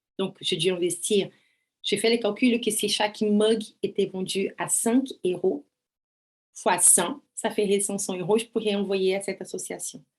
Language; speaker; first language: French; non-native, fluent; Portuguese